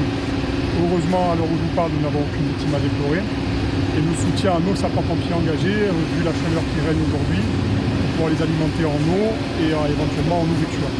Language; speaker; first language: French; native; French